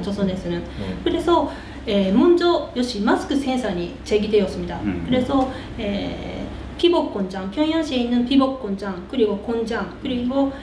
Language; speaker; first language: Korean; early bilingual, heritage; Korean